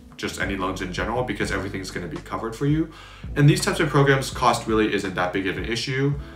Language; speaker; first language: English; native; English